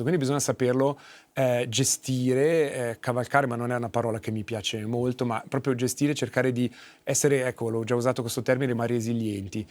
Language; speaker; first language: Italian; native; Italian